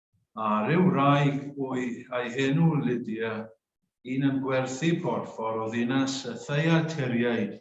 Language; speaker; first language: Welsh; native; Welsh